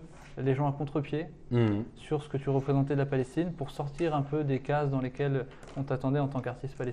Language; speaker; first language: French; native; French